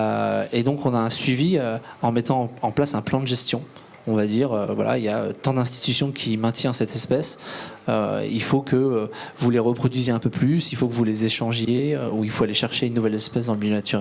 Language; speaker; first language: French; native; French